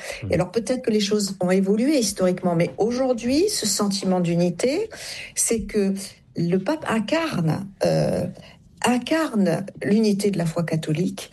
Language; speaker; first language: French; native; French